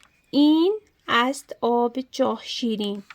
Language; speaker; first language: Persian; non-native, learner; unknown